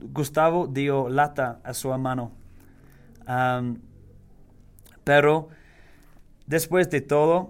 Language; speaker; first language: Spanish; non-native, learner; English